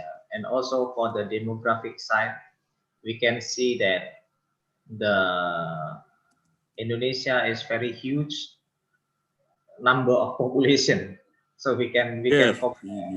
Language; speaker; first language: English; non-native, local second language; Indonesian